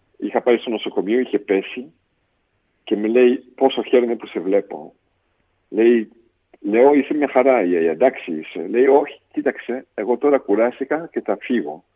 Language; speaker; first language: Greek; early bilingual, heritage; Greek